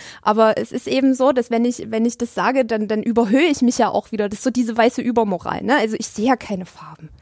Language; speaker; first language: German; native; German